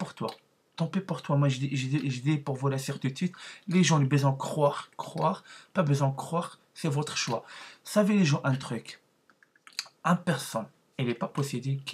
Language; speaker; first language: French; non-native, learner; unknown